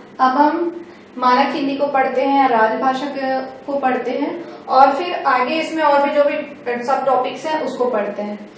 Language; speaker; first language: Hindi; native; Hindi